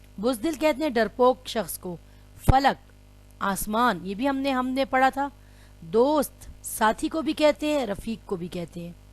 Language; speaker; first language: Urdu; non-native, local second language; Pashto